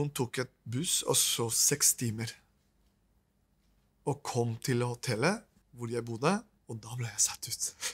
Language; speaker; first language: Norwegian; non-native, fluent; Spanish